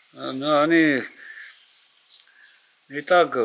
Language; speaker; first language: Russian; non-native, learner; Georgian